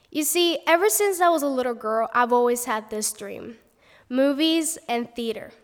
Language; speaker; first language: English; non-native, fluent; Spanish